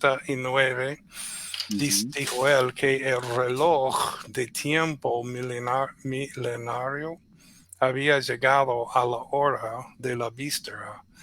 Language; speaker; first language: Spanish; non-native, fluent; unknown